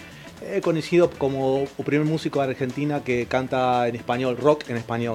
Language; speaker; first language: Portuguese; non-native, fluent; Spanish